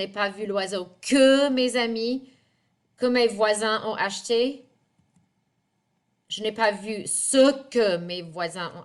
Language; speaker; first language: French; non-native, fluent; English